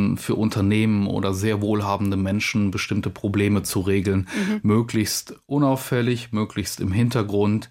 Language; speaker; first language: German; native; German